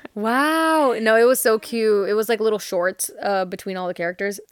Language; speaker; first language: English; early bilingual, other home language; Hindi